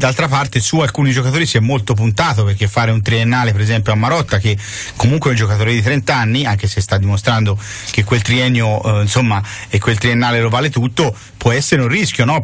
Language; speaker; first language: Italian; native; Italian